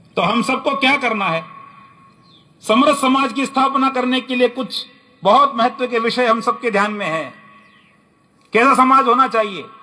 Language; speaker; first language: Hindi; native; Hindi